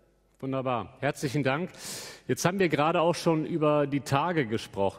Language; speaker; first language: German; native; German